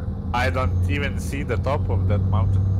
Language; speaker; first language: English; non-native, learner; Lithuanian